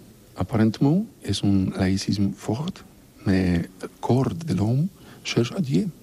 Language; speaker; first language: French; non-native, learner; Polish